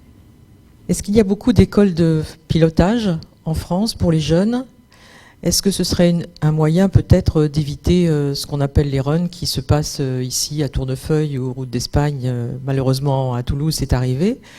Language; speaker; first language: French; native; French